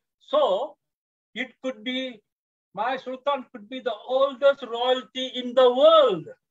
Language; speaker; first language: English; non-native, local second language; Tamil